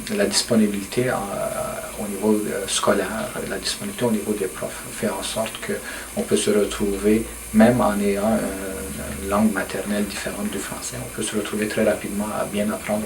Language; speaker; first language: French; early bilingual, other home language; Turkish